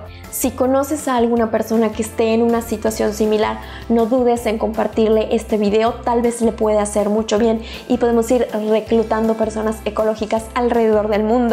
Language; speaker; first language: Spanish; native; Spanish